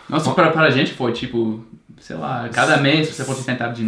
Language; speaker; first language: Portuguese; non-native, fluent; English